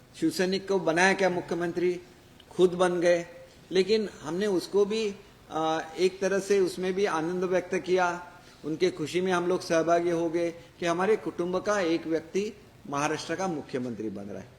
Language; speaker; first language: Hindi; non-native, local second language; Marathi